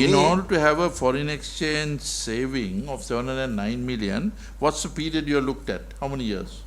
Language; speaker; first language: English; non-native, local second language; Sinhala